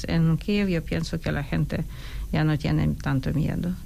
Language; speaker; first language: Spanish; non-native, fluent; Ukrainian